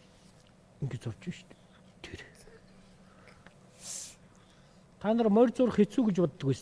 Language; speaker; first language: Mongolian; native; Mongolian